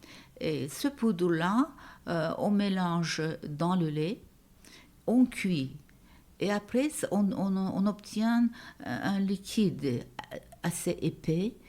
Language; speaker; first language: French; non-native, fluent; Turkish